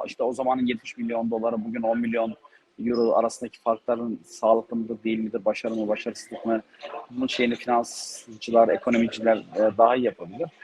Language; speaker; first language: Turkish; native; Turkish